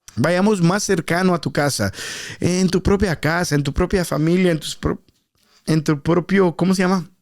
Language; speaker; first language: Spanish; native; Spanish